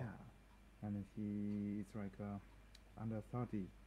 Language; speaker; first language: English; non-native, learner; Japanese